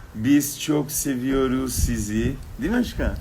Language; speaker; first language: Turkish; non-native, learner; Portuguese